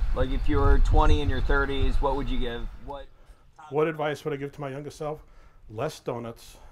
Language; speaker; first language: English; native; English